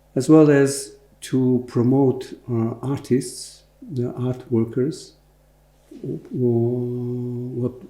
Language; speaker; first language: English; non-native, fluent; Mongolian